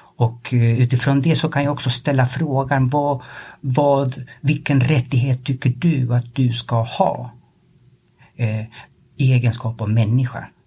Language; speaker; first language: Swedish; early bilingual, other home language; Spanish